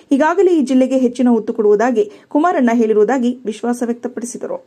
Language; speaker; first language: Kannada; native; Kannada